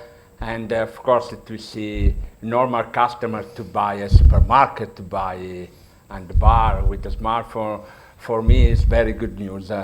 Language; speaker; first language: English; non-native, learner; Italian